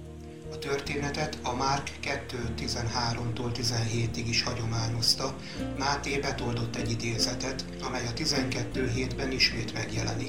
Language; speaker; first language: Hungarian; native; Hungarian